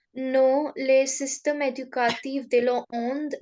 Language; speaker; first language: French; non-native, learner; Hindi